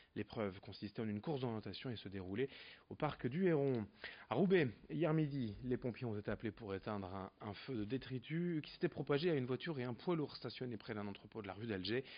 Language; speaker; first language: French; native; French